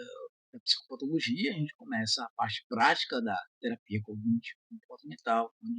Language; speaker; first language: Portuguese; native; Portuguese